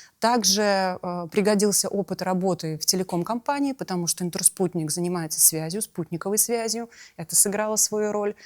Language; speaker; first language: Russian; native; Russian